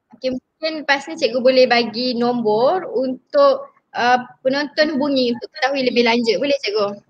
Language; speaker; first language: Malay; native; Malay